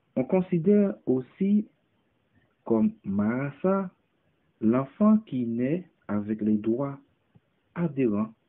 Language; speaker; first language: French; non-native, local second language; Haitian Creole